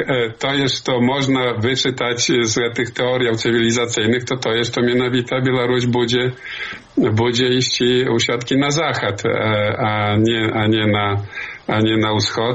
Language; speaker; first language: Polish; non-native, learner; Belarusian